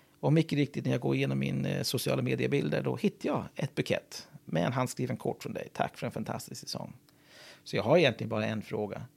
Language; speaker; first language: Swedish; non-native, fluent; English